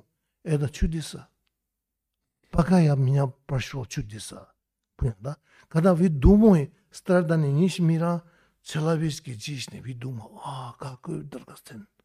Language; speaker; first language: Russian; non-native, learner; Tibetan